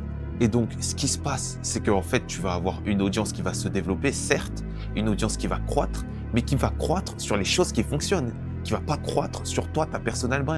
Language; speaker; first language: French; native; French